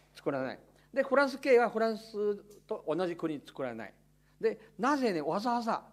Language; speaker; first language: Japanese; non-native, fluent; Chinese